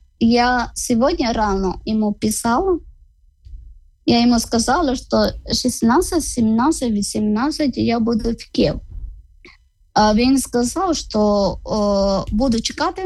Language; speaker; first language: Ukrainian; non-native, learner; Malayalam